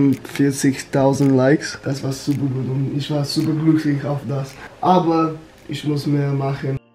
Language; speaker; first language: German; non-native, learner; English